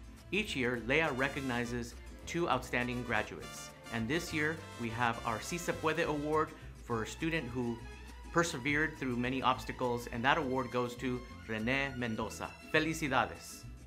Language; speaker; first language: English; early bilingual, other home language; Spanish